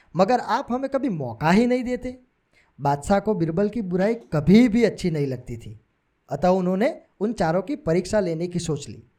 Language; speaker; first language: Hindi; non-native, local second language; Gujarati